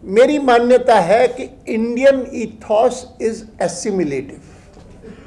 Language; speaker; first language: Urdu; non-native, fluent; Sindhi